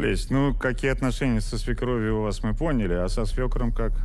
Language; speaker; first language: Russian; native; Russian